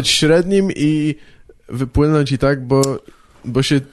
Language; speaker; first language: Polish; native; Polish